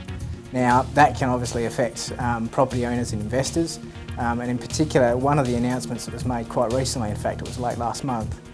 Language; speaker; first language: English; native; English